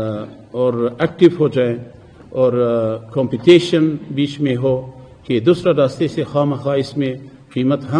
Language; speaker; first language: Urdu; non-native, fluent; Persian